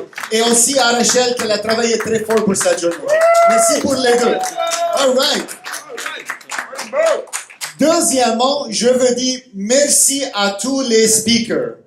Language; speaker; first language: French; non-native, fluent; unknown